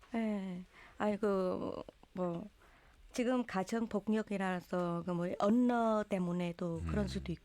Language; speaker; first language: Korean; non-native, learner; Vietnamese